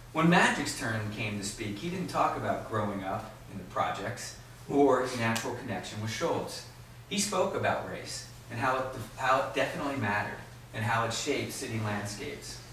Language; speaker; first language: English; native; English